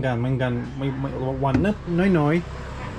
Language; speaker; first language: Thai; non-native, learner; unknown